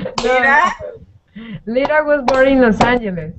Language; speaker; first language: English; non-native, learner; Spanish